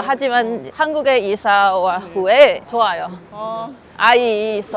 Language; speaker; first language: Korean; non-native, learner; Chinese